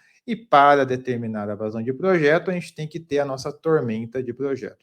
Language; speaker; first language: Portuguese; native; Portuguese